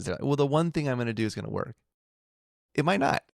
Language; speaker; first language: English; native; English